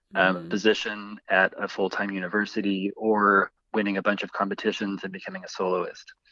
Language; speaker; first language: English; native; English